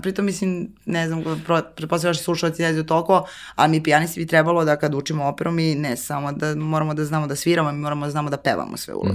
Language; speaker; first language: Serbian; native; Serbian